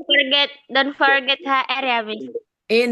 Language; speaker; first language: English; non-native, learner; Indonesian